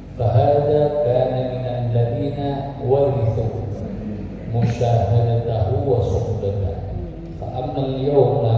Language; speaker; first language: Arabic; non-native, fluent; Madurese